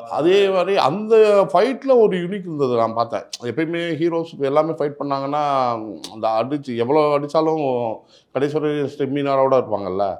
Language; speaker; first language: Tamil; native; Tamil